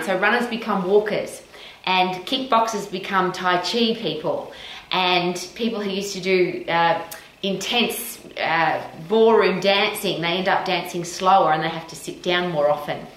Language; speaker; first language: English; native; English